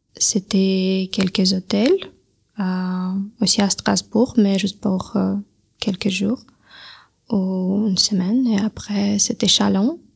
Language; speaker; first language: French; non-native, learner; Russian